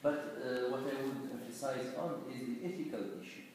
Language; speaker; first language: English; non-native, fluent; Arabic